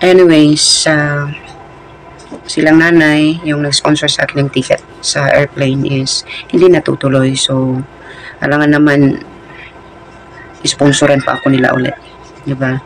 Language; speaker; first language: Filipino; native; Filipino